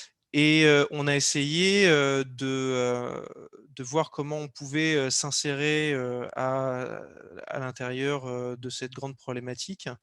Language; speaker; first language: French; native; French